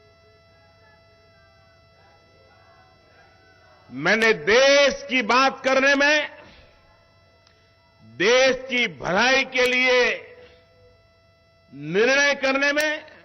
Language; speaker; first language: Hindi; non-native, local second language; Gujarati